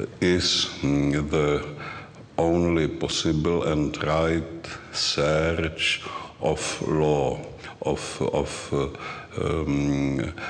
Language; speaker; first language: English; non-native, learner; Czech